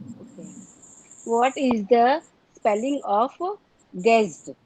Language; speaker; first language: English; non-native, learner; Hindi